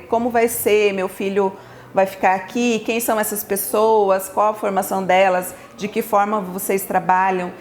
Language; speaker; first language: Portuguese; native; Portuguese